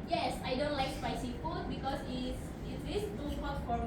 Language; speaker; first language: English; non-native, learner; Indonesian